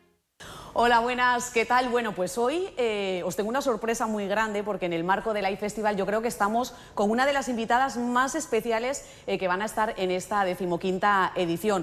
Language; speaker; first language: Spanish; native; Spanish